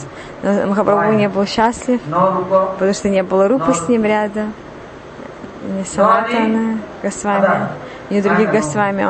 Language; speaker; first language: Russian; non-native, learner; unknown